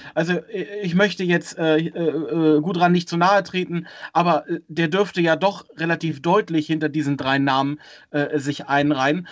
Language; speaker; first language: German; native; German